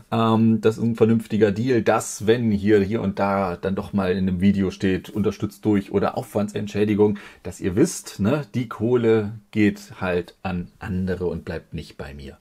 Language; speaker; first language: German; native; German